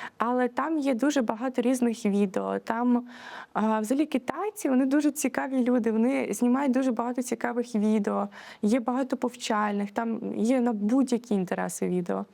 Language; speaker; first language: Ukrainian; native; Ukrainian